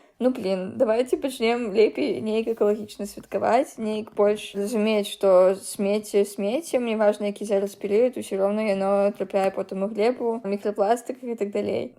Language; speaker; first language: Belarusian; non-native, local second language; Russian